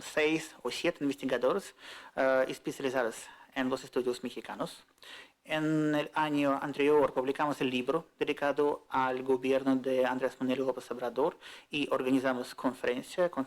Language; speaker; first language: Spanish; non-native, fluent; Russian